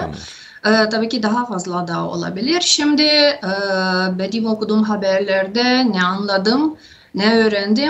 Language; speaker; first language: Turkish; non-native, fluent; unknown